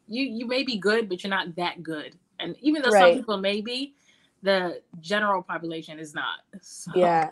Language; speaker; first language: English; native; English